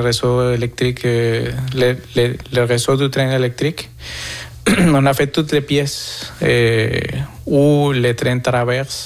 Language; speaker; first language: French; non-native, fluent; Spanish